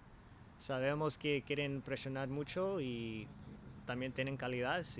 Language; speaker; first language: Spanish; early bilingual, heritage; English